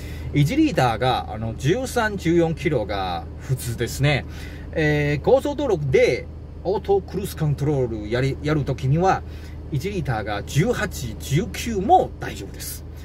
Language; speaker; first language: Japanese; non-native, learner; Chinese